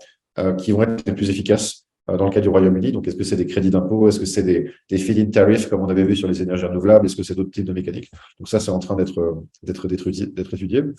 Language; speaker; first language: French; native; French